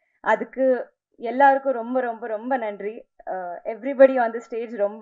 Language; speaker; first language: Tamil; non-native, learner; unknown